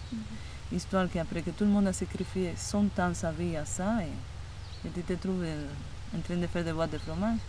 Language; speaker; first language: French; non-native, fluent; Spanish